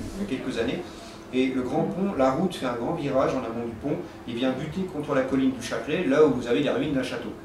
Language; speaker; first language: French; native; French